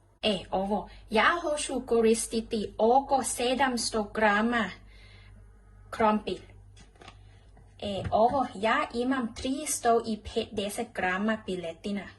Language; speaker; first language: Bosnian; non-native, learner; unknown